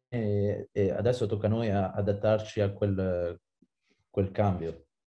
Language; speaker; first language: Italian; non-native, fluent; French